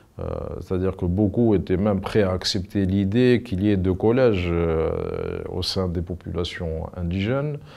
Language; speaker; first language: French; non-native, local second language; Arabic